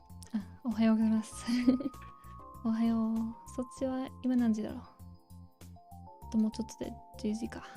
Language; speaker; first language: Japanese; non-native, fluent; English